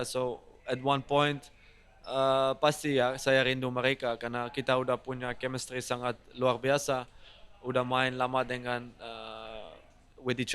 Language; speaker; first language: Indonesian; non-native, fluent; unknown